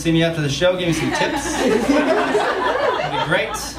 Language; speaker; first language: English; native; English